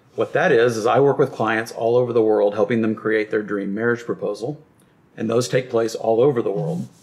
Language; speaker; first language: English; native; English